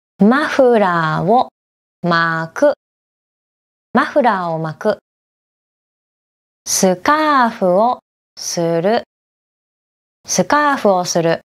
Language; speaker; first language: Japanese; native; Japanese